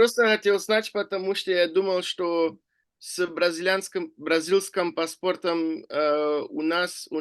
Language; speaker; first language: Russian; non-native, learner; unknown